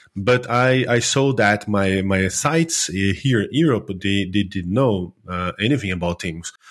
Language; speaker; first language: English; non-native, fluent; Portuguese